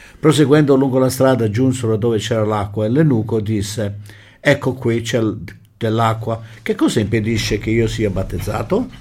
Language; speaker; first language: Italian; native; Italian